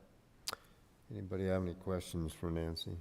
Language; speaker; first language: English; native; English